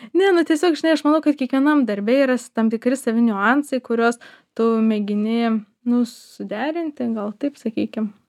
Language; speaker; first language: Lithuanian; native; Lithuanian